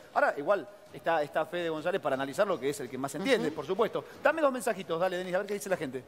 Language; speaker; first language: Spanish; native; Spanish